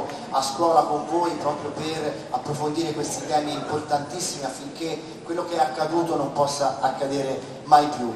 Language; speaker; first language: Italian; native; Italian